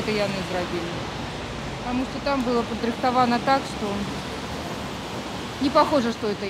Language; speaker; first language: Russian; native; Russian